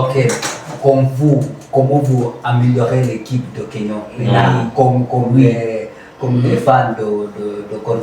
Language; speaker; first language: French; non-native, learner; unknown